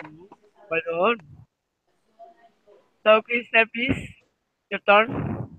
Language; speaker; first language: English; non-native, fluent; Spanish